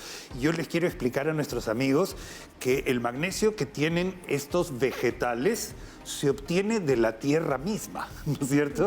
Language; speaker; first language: Spanish; native; Spanish